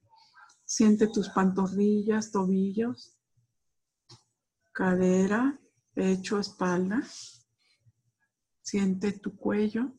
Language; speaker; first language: Spanish; native; Spanish